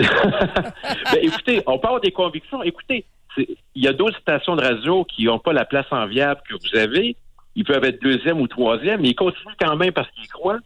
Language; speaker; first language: French; native; French